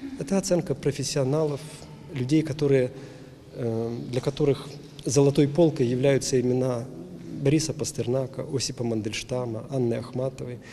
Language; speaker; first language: Russian; native; Russian